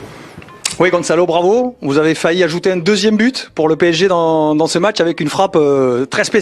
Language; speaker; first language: French; native; French